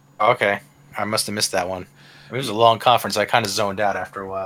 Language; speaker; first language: English; native; English